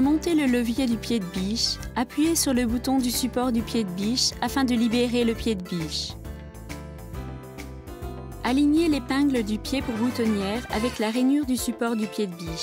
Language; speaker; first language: French; native; French